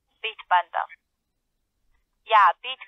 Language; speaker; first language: German; non-native, learner; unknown